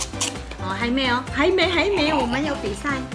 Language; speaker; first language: Chinese; non-native, learner; Filipino